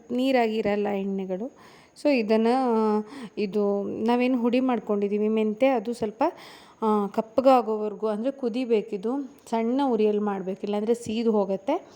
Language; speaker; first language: Kannada; non-native, local second language; Tulu